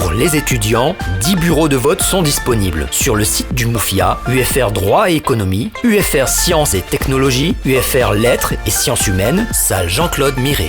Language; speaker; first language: French; native; French